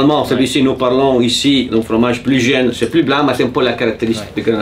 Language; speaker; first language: French; non-native, fluent; Italian